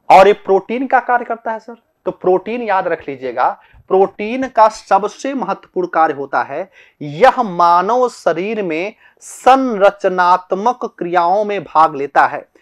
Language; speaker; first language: Hindi; native; Hindi